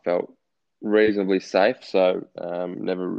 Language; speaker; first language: English; native; English